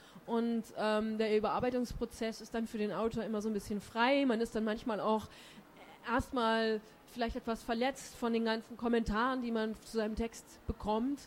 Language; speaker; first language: German; native; German